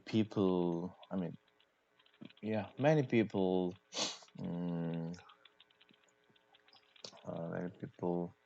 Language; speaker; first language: English; non-native, learner; Korean